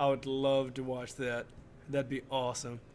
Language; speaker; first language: English; native; English